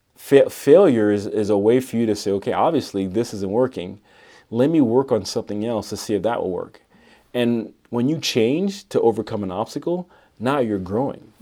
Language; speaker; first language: English; native; English